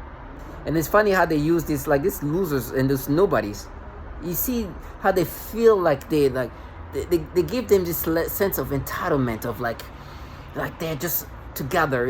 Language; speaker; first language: English; non-native, fluent; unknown